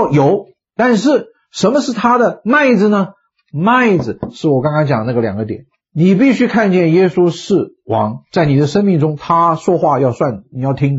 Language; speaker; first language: Chinese; native; Chinese